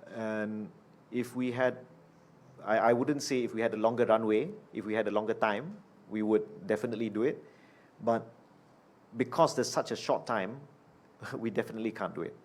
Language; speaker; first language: English; non-native, local second language; Malay